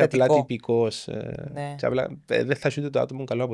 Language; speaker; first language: Greek; native; Greek